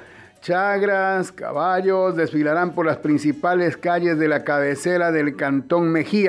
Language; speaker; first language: Spanish; native; Spanish